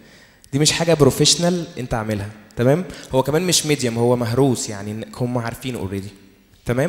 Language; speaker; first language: Arabic; native; Arabic